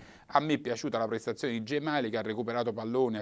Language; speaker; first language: Italian; native; Italian